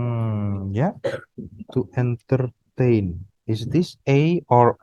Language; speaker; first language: English; non-native, fluent; Indonesian